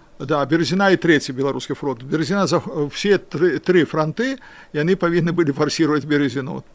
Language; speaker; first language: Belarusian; non-native, local second language; Russian